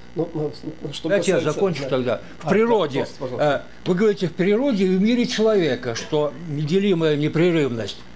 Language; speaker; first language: Russian; native; Russian